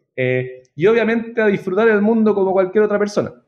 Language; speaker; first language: Spanish; native; Spanish